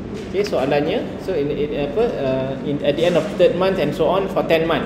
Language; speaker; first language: English; non-native, local second language; Malay